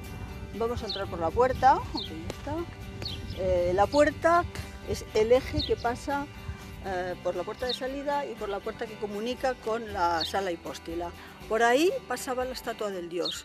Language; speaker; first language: Spanish; native; Spanish